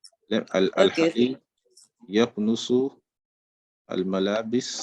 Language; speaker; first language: Arabic; non-native, fluent; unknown